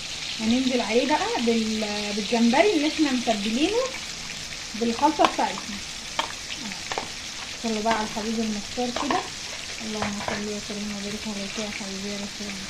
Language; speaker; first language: Arabic; native; Arabic